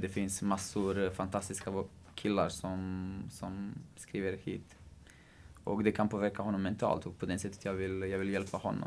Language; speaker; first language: Swedish; non-native, fluent; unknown